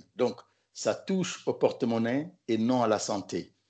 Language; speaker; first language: French; non-native, local second language; Lingala